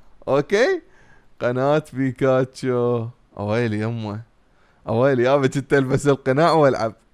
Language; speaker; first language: Arabic; native; Arabic